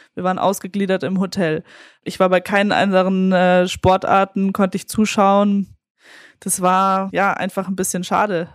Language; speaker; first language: German; native; German